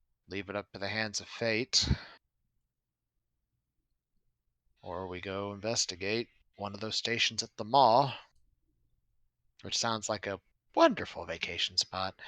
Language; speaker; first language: English; native; English